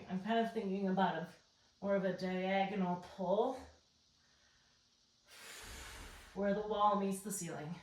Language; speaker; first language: English; native; English